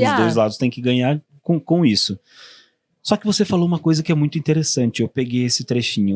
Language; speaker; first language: Portuguese; native; Portuguese